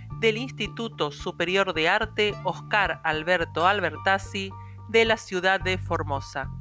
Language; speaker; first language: Spanish; native; Spanish